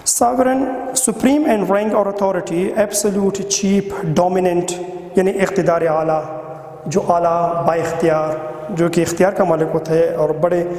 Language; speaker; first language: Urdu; non-native, local second language; Pashto